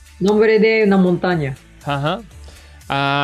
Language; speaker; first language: Spanish; non-native, fluent; Japanese